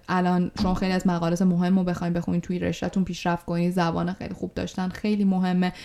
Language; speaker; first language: Persian; native; Persian